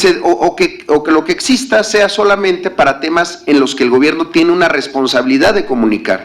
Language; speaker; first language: Spanish; native; Spanish